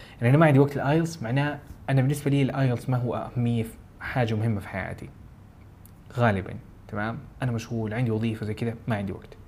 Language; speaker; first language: Arabic; native; Arabic